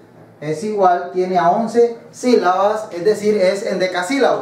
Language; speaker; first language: Spanish; native; Spanish